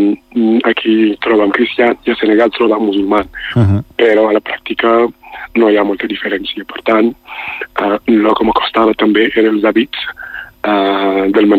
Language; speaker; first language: Catalan; non-native, fluent; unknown